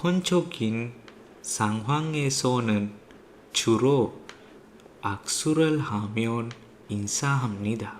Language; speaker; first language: Korean; non-native, learner; Sinhala